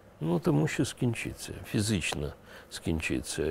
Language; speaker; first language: Ukrainian; non-native, local second language; Russian